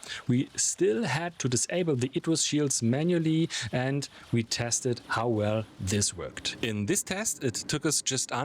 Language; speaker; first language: English; non-native, fluent; German